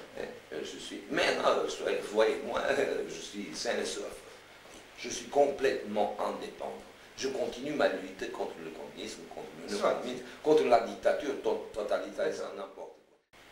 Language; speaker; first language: French; non-native, fluent; Romanian